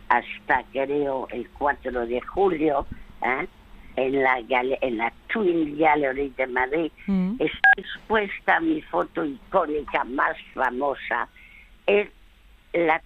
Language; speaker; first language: Spanish; early bilingual, other home language; French